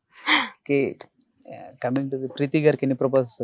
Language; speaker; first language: Telugu; native; Telugu